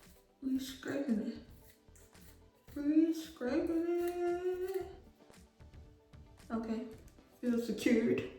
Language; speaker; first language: English; native; English